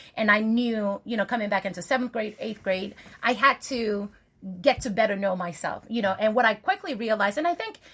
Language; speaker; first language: English; early bilingual, other home language; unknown